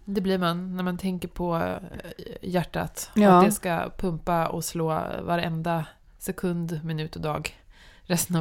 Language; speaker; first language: Swedish; native; Swedish